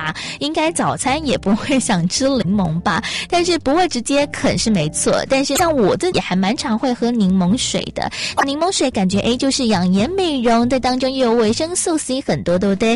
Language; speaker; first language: Chinese; native; Chinese